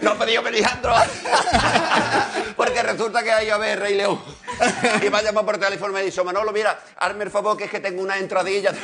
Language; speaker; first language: Spanish; native; Spanish